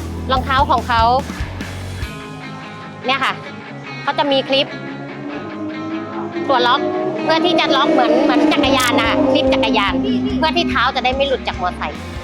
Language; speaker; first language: Thai; native; Thai